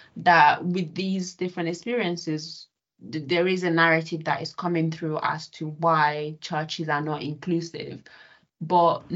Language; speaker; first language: English; non-native, local second language; Yoruba